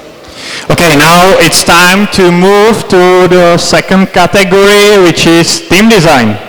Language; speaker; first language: English; non-native, fluent; Czech